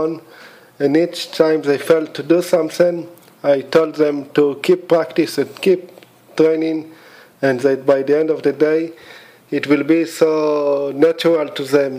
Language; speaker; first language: English; non-native, fluent; Hebrew